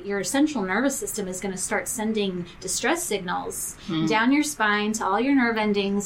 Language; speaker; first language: English; native; English